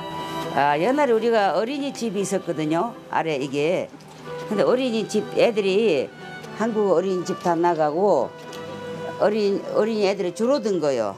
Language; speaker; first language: Korean; early bilingual, heritage; Korean